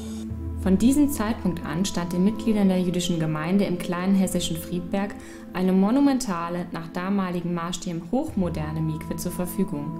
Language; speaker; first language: German; native; German